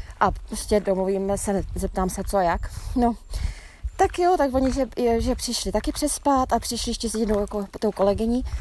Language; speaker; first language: Czech; native; Czech